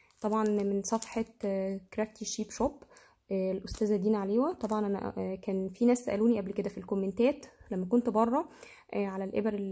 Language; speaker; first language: Arabic; native; Arabic